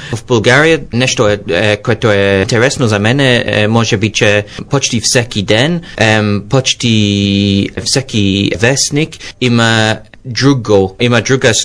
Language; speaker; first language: Bulgarian; non-native, learner; English